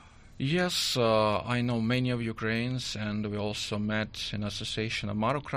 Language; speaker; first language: English; non-native, learner; Russian